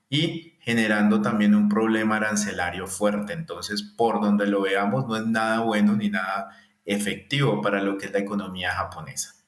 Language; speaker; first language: Spanish; native; Spanish